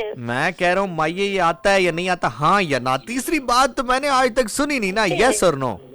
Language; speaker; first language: Urdu; non-native, local second language; Punjabi